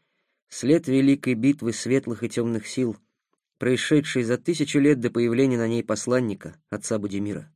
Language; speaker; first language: Russian; native; Russian